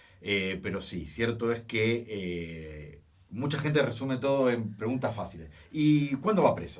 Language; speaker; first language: Spanish; native; Spanish